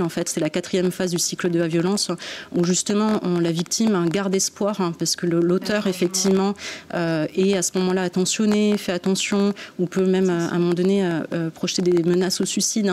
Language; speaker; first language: French; native; French